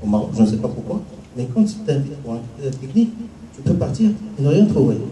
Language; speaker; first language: French; non-native, local second language; Arabic